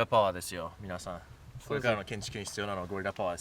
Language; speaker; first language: Japanese; native; Japanese